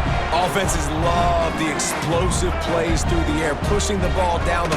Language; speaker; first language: English; native; English